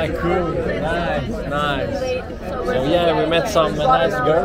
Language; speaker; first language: English; non-native, fluent; Swedish